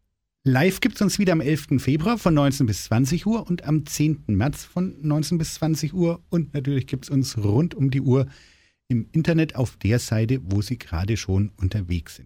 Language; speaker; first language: German; native; German